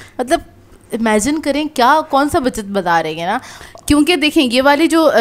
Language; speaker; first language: Hindi; native; Hindi